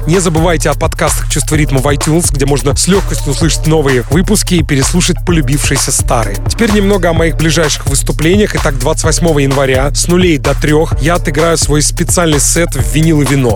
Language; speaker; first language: Russian; native; Russian